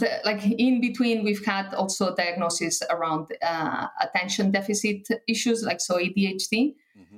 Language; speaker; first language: English; non-native, fluent; Catalan